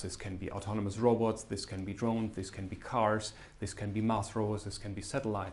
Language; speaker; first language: English; non-native, fluent; German